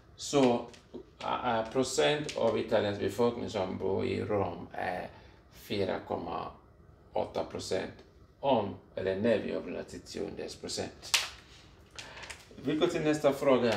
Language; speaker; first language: Swedish; non-native, fluent; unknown